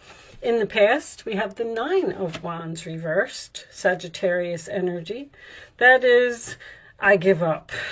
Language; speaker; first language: English; native; English